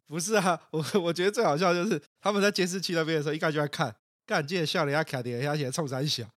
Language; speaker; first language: Chinese; native; Chinese